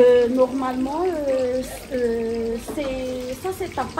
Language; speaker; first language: French; non-native, local second language; Malagasy